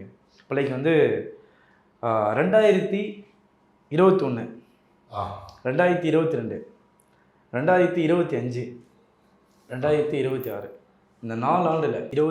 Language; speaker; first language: Tamil; native; Tamil